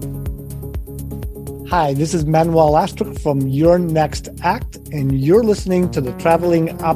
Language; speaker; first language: English; early bilingual, other home language; Spanish